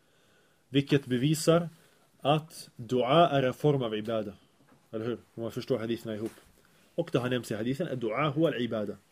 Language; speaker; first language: Swedish; early bilingual, other home language; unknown